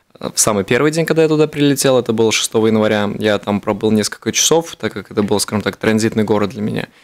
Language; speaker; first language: Russian; native; Russian